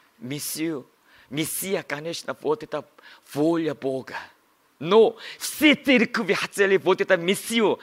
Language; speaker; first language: Russian; non-native, learner; Korean